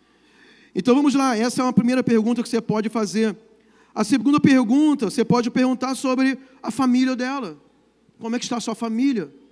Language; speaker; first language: Portuguese; native; Portuguese